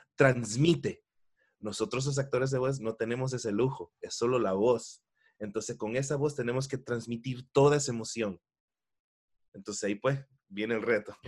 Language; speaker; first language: Spanish; early bilingual, heritage; Spanish